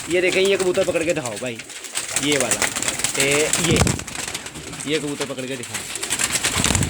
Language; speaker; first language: Hindi; non-native, local second language; Punjabi